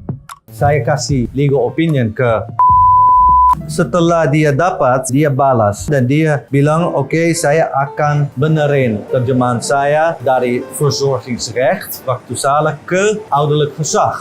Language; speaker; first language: Indonesian; non-native, fluent; Dutch